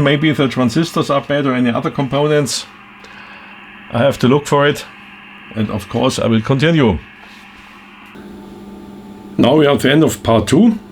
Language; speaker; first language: English; non-native, fluent; German